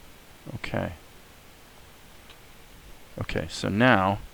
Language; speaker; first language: English; native; English